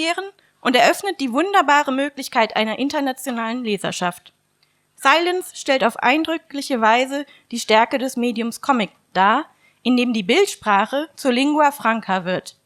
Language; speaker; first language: German; native; German